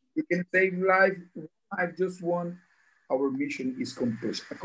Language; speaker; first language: English; non-native, learner; Portuguese